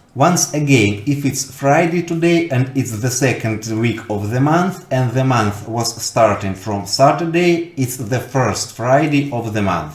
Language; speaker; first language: English; non-native, fluent; Russian